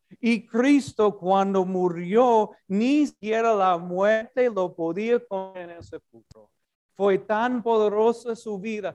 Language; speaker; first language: Spanish; non-native, fluent; English